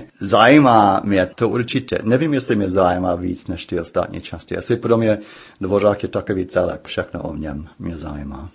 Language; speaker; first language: Czech; non-native, fluent; English